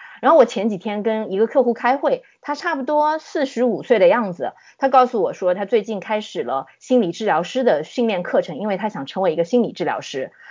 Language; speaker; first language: Chinese; native; Chinese